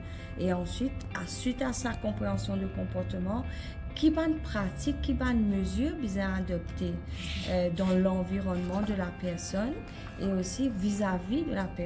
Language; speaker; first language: French; non-native, local second language; Morisyen